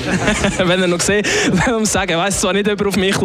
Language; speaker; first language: German; native; German